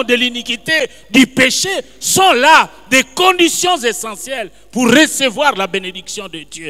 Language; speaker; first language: French; non-native, local second language; Lingala